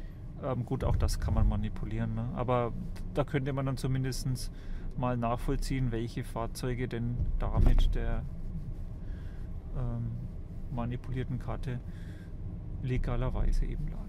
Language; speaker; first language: German; native; German